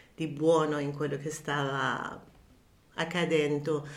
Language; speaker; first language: Italian; non-native, fluent; Persian